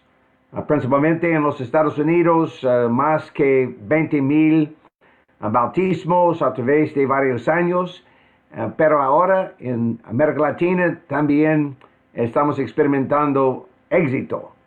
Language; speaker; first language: Spanish; non-native, fluent; English